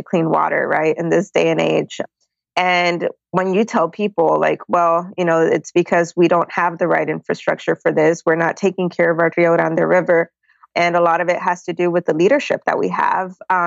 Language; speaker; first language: English; native; English